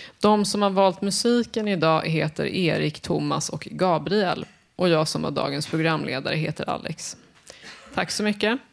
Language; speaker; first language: Swedish; native; Swedish